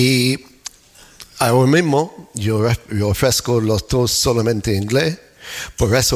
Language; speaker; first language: Spanish; non-native, fluent; English